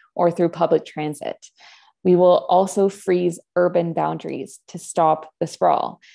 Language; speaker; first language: English; non-native, fluent; Spanish